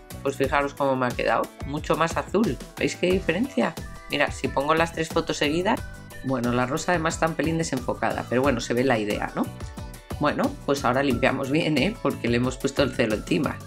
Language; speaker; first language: Spanish; native; Spanish